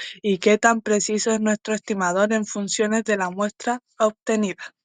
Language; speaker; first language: Spanish; native; Spanish